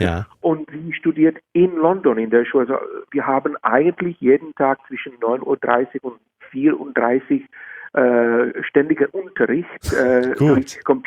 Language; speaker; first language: German; non-native, fluent; Czech